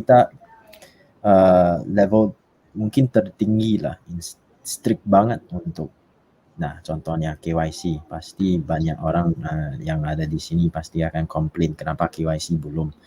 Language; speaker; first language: Indonesian; non-native, fluent; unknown